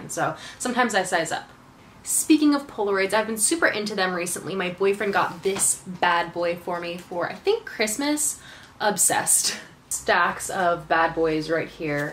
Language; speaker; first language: English; native; English